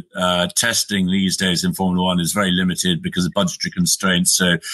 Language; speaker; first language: English; native; English